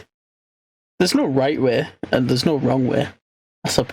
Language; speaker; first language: English; native; English